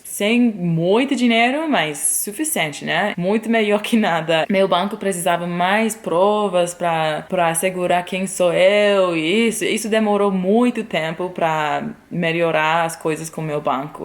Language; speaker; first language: Portuguese; non-native, fluent; English